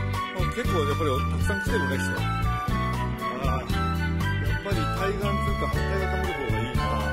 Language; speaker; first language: Japanese; native; Japanese